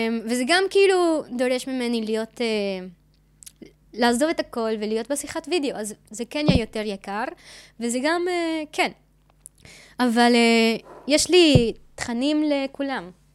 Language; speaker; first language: Hebrew; non-native, fluent; Spanish